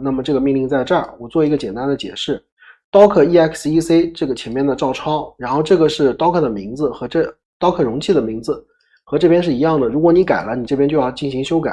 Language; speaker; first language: Chinese; native; Chinese